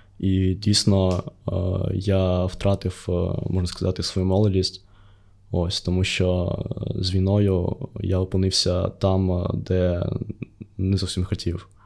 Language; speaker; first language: Ukrainian; non-native, local second language; Russian